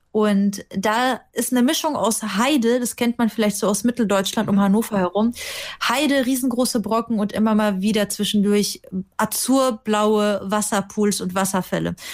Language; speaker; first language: German; early bilingual, other home language; Russian